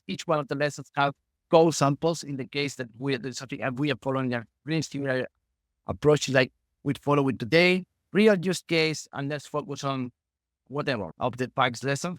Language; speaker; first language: English; non-native, fluent; Spanish